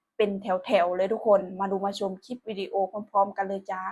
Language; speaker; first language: Thai; non-native, local second language; Northeastern Thai